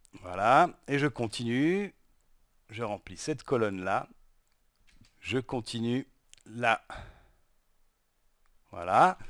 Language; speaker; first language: French; native; French